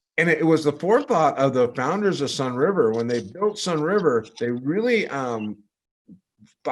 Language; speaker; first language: English; native; English